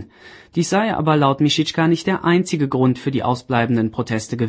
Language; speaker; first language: German; native; German